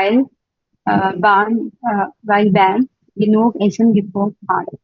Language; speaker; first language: German; non-native, learner; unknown